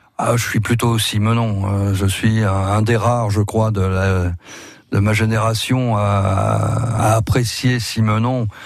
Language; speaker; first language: French; native; French